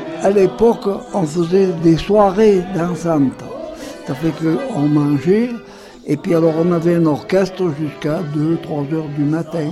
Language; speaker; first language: French; native; French